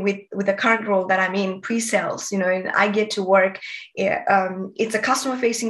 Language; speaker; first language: English; non-native, local second language; Nepali